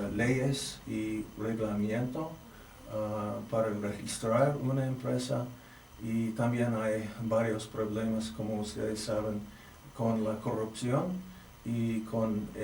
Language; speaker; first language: Spanish; non-native, fluent; English